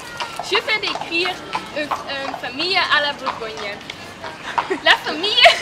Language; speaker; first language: French; non-native, learner; Dutch